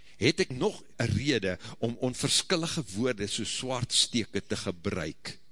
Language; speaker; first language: Afrikaans; native; Afrikaans